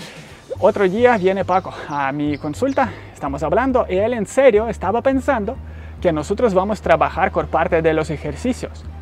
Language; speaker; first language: Spanish; non-native, learner; Ukrainian